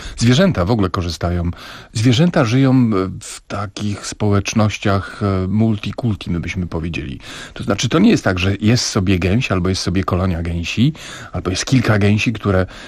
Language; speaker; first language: Polish; native; Polish